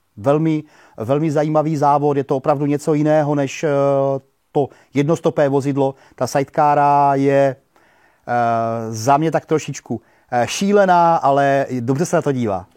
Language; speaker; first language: Czech; native; Czech